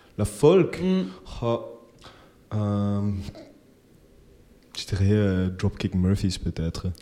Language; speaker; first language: French; non-native, local second language; Dutch